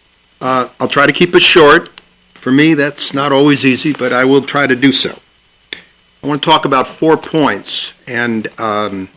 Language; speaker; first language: English; native; English